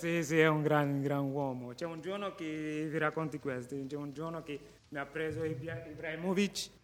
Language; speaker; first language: Italian; non-native, local second language; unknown